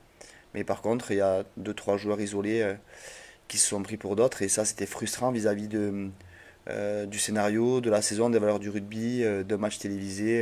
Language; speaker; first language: French; native; French